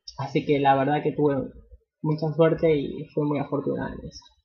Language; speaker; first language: Spanish; native; Spanish